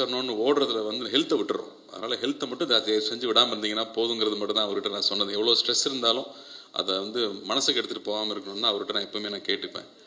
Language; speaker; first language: Tamil; native; Tamil